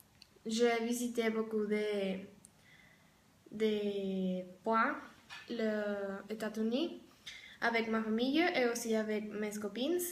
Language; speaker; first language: French; non-native, learner; Spanish